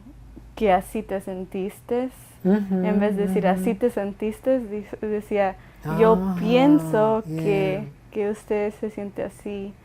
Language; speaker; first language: Spanish; early bilingual, other home language; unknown